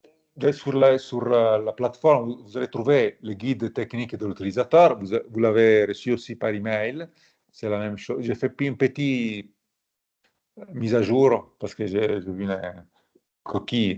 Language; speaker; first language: French; non-native, fluent; Italian